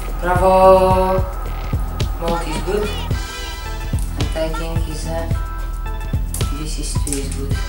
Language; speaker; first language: English; non-native, learner; Bulgarian